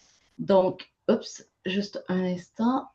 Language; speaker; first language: French; native; French